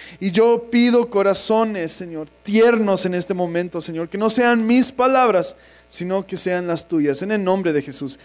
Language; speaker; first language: Spanish; non-native, fluent; English